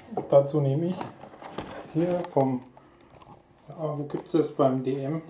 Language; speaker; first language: German; native; German